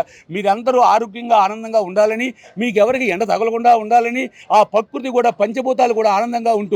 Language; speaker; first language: Telugu; native; Telugu